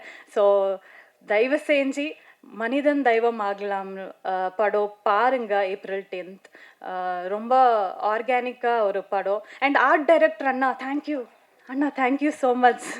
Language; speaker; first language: Tamil; non-native, fluent; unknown